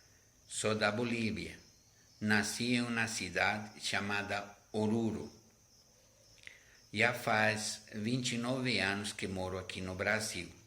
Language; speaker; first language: Portuguese; non-native, fluent; Spanish